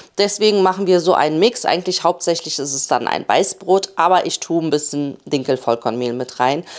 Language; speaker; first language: German; early bilingual, other home language; Polish